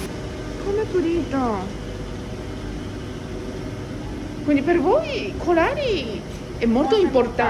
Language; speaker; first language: Italian; non-native, learner; Japanese